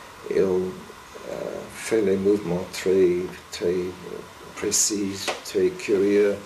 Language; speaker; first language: French; non-native, fluent; English